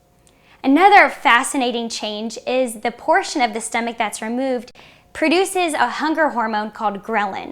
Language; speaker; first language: English; native; English